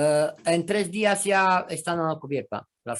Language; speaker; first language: Spanish; non-native, fluent; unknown